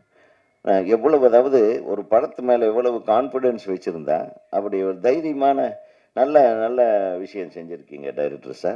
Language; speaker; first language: Tamil; native; Tamil